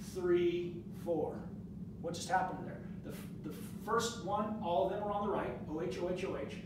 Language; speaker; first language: English; native; English